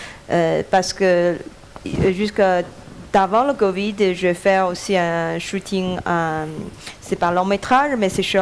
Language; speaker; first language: French; non-native, learner; Chinese